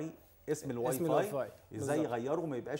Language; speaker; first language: Arabic; native; Arabic